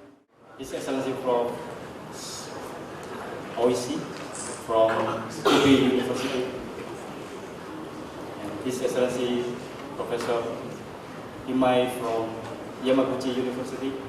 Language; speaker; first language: English; non-native, learner; Indonesian